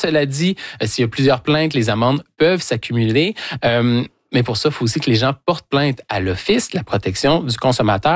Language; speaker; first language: French; native; French